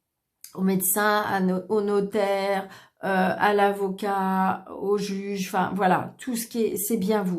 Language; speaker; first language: French; native; French